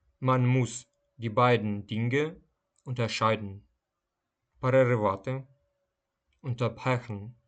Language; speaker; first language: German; non-native, fluent; Ukrainian